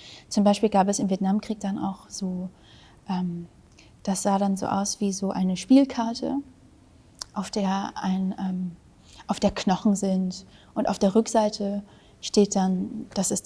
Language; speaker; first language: German; early bilingual, other home language; Vietnamese